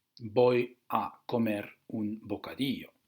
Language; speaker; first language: Spanish; non-native, fluent; Dutch